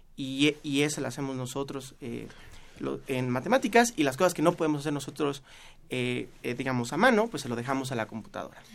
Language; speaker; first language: Spanish; native; Spanish